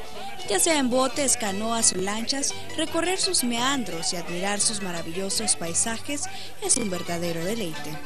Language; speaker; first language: Spanish; native; Spanish